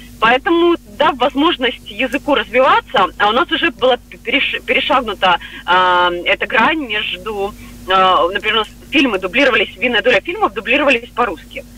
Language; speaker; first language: Russian; native; Russian